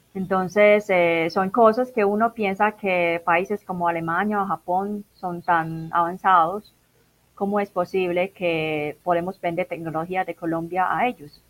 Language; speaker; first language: Spanish; non-native, fluent; Cantonese